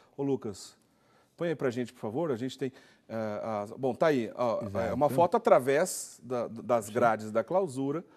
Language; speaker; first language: Portuguese; native; Portuguese